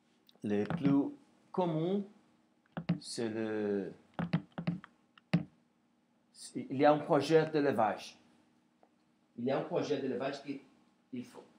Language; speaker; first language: French; non-native, learner; Portuguese